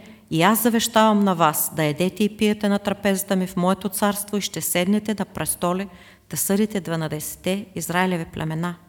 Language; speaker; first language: Bulgarian; native; Bulgarian